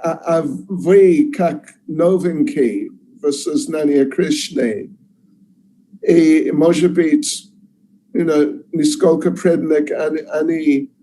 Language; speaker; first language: Russian; non-native, learner; English